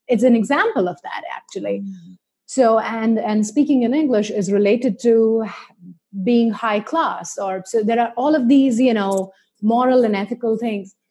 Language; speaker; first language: English; non-native, local second language; Hindi